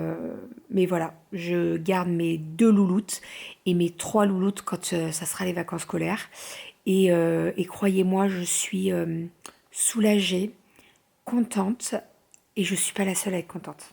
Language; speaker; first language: French; native; French